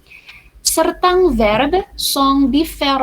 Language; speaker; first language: French; non-native, fluent; Indonesian